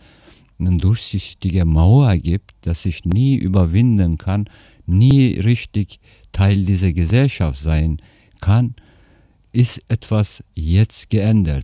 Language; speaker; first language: German; non-native, fluent; Turkish